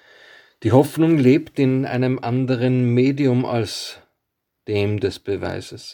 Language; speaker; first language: German; native; German